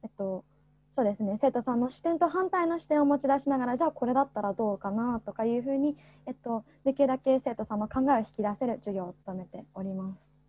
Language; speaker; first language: Japanese; native; Japanese